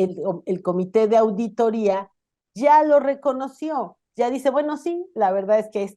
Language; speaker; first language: Spanish; native; Spanish